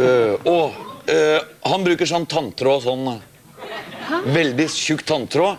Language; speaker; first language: Norwegian; native; Norwegian